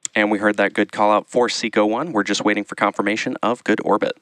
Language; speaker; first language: English; native; English